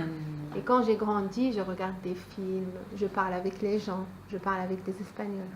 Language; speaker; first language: French; native; French